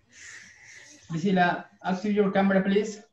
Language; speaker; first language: English; non-native, learner; Spanish